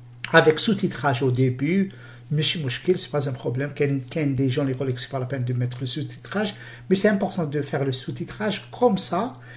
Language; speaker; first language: French; non-native, local second language; Arabic